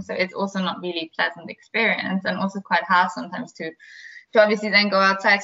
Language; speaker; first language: English; non-native, fluent; German